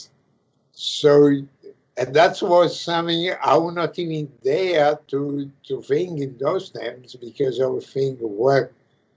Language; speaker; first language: English; non-native, fluent; Italian